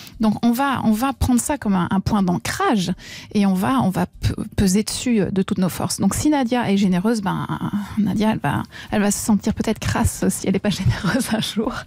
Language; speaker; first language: French; native; French